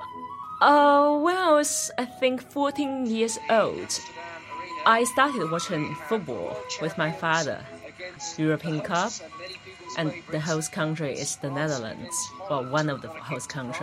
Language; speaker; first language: English; non-native, fluent; Chinese